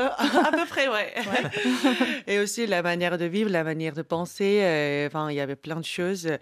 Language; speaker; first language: French; non-native, fluent; Korean